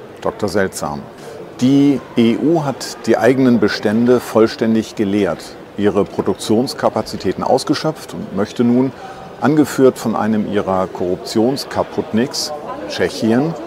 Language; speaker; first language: German; native; German